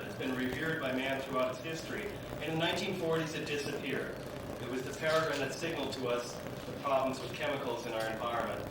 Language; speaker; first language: English; native; English